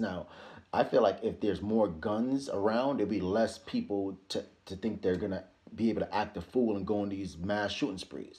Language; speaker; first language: English; native; English